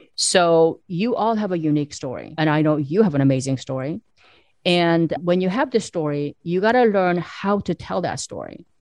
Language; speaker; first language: English; early bilingual, other home language; Korean